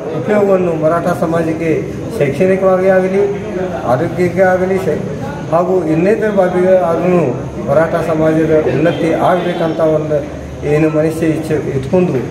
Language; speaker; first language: Kannada; non-native, local second language; Marathi